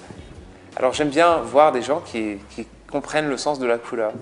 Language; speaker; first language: French; non-native, fluent; English